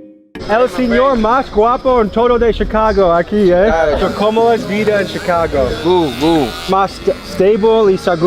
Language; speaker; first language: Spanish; non-native, learner; English